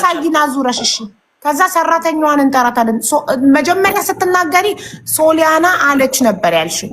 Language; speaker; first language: Amharic; native; Amharic